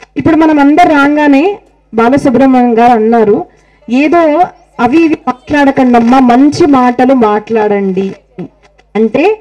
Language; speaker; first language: Telugu; non-native, local second language; Marathi